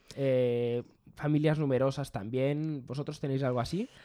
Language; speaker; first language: Spanish; native; Spanish